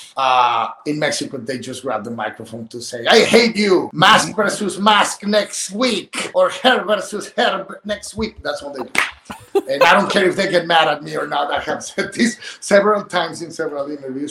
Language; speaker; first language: English; non-native, fluent; Spanish